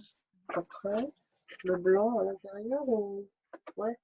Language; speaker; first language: French; native; French